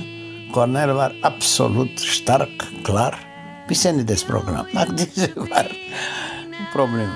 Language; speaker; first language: German; non-native, learner; Romanian